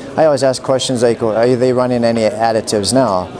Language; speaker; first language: English; native; English